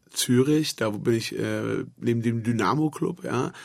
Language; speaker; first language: German; native; German